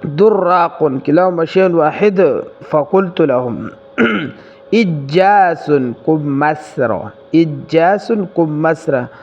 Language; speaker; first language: Arabic; non-native, learner; Pashto